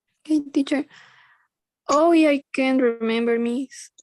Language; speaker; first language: English; non-native, learner; Spanish